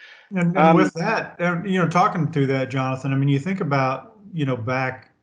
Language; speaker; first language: English; native; English